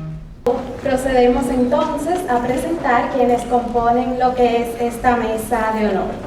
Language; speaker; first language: Spanish; native; Spanish